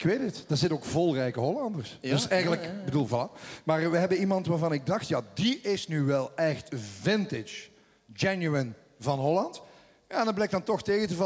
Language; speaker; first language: Dutch; native; Dutch